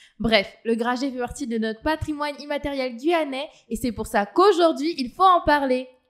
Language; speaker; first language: French; native; French